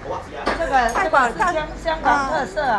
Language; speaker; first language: Chinese; non-native, local second language; Cantonese